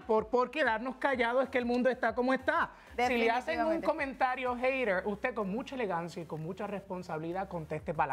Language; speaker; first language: Spanish; native; Spanish